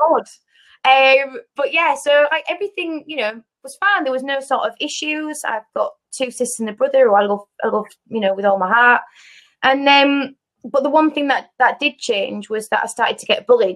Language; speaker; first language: English; native; English